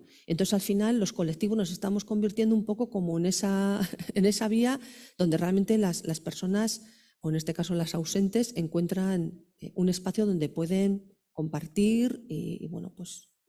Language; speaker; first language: Spanish; native; Spanish